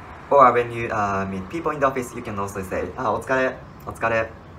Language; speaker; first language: English; non-native, fluent; Japanese